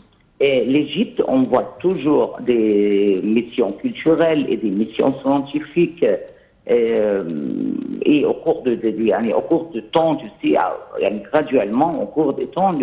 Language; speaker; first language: French; non-native, fluent; Arabic